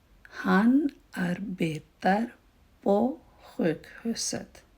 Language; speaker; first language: Swedish; non-native, fluent; Urdu